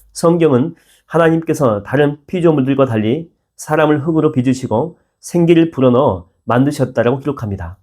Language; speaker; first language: Korean; native; Korean